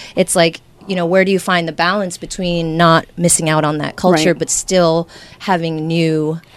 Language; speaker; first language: English; native; English